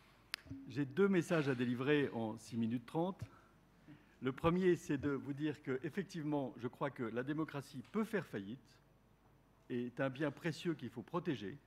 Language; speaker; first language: French; native; French